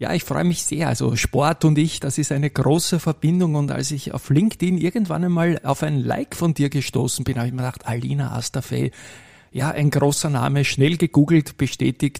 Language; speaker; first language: German; native; German